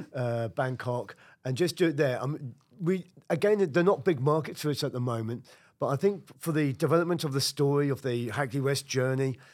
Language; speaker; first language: English; native; English